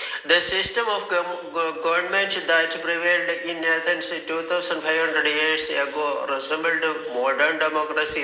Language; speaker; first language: English; non-native, local second language; Malayalam